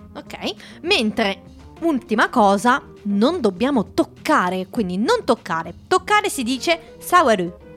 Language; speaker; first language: Italian; native; Italian